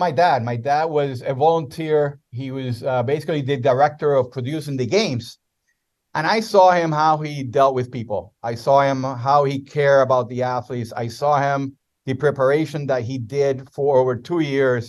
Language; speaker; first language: English; non-native, fluent; Spanish